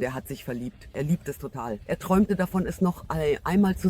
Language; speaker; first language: German; non-native, fluent; Russian